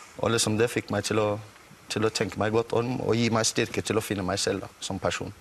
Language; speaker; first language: Norwegian; non-native, fluent; English